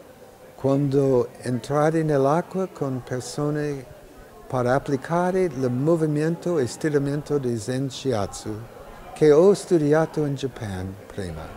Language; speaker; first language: Italian; non-native, learner; English